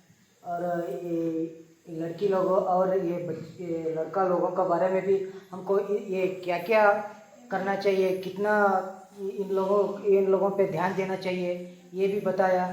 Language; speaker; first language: Hindi; non-native, local second language; Kannada